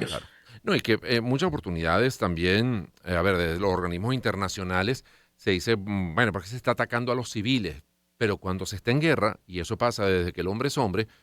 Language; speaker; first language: Spanish; native; Spanish